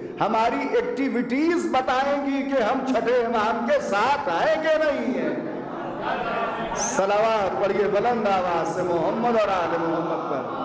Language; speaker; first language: Urdu; native; Urdu